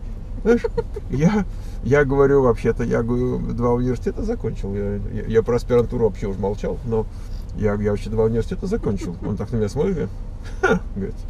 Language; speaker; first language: Russian; native; Russian